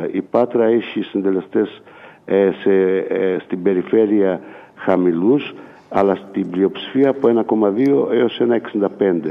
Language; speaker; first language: Greek; native; Greek